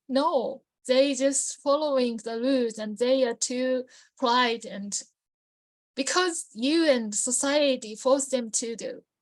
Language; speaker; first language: English; non-native, learner; Japanese